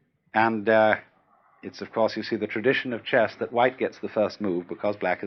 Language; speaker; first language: English; native; English